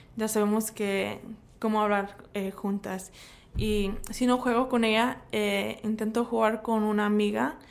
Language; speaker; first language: Spanish; early bilingual, heritage; Spanish